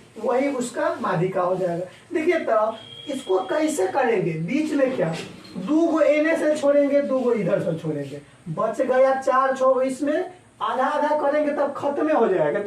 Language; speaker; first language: Hindi; native; Hindi